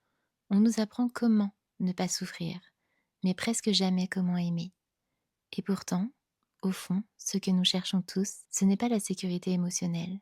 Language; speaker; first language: French; native; French